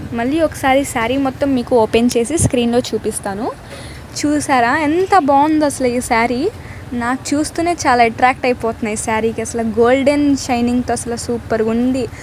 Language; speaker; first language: Telugu; non-native, local second language; Urdu